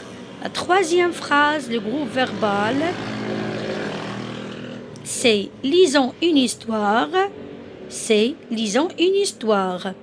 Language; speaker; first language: French; non-native, local second language; Arabic